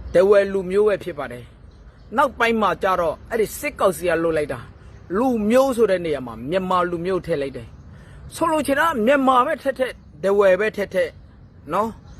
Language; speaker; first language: Burmese; native; Burmese